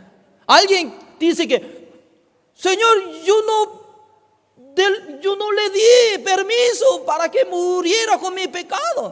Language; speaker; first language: Spanish; non-native, fluent; Korean